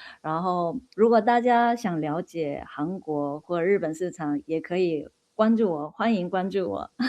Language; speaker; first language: Chinese; non-native, fluent; Korean